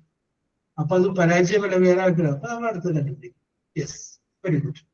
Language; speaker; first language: Malayalam; native; Malayalam